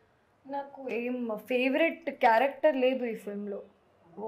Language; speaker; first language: Telugu; non-native, fluent; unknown